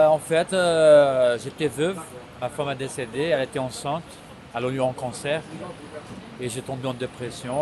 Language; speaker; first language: French; non-native, fluent; Portuguese